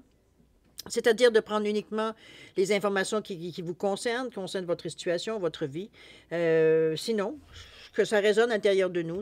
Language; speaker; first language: French; native; French